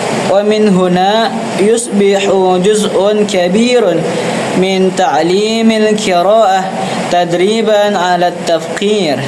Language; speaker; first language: Arabic; non-native, learner; Indonesian